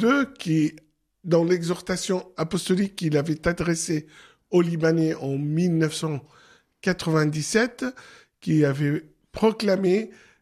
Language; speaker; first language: French; non-native, local second language; Arabic